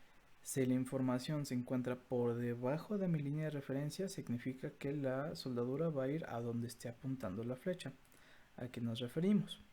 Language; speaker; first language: Spanish; native; Spanish